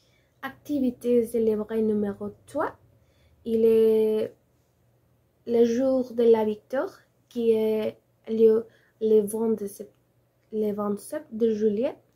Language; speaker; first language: French; non-native, learner; Spanish